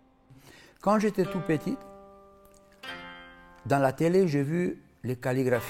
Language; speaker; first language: French; non-native, fluent; Macedonian